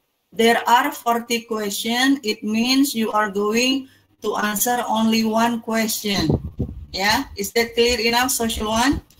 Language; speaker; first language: English; non-native, fluent; Indonesian